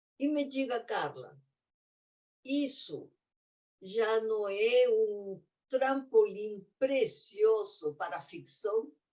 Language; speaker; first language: Portuguese; non-native, fluent; Spanish